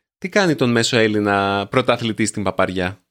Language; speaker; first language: Greek; native; Greek